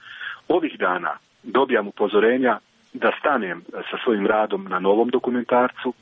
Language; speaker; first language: Croatian; native; Croatian